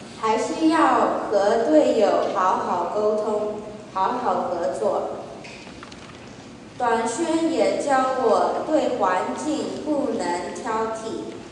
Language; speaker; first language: Chinese; early bilingual, heritage; Chinese